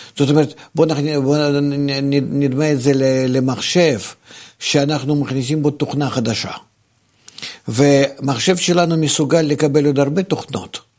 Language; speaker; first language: Hebrew; non-native, fluent; Russian